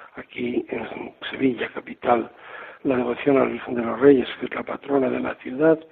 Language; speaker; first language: Spanish; native; Spanish